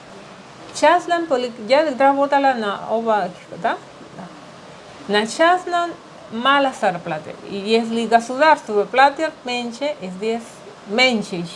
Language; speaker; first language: Russian; non-native, learner; Spanish